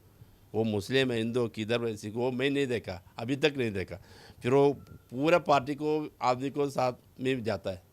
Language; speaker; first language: Hindi; non-native, local second language; Malayalam